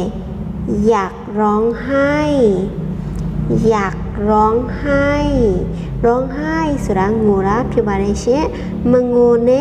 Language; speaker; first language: Thai; non-native, fluent; Burmese